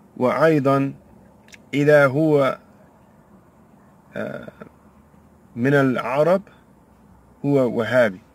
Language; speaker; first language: Arabic; non-native, learner; English